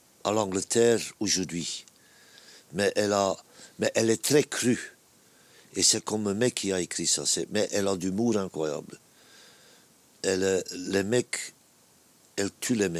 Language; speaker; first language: French; non-native, local second language; Dutch